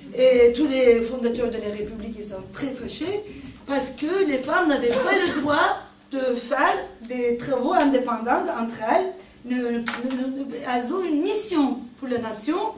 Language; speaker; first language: French; non-native, fluent; Turkish